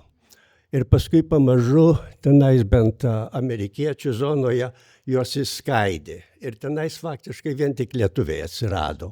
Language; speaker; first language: Lithuanian; native; Lithuanian